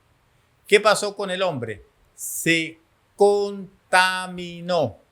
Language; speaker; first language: Spanish; native; Spanish